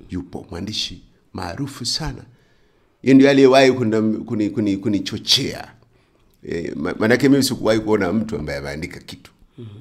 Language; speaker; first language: Swahili; native; Swahili